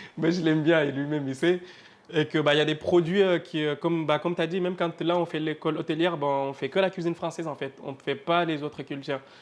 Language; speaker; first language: French; non-native, local second language; Fula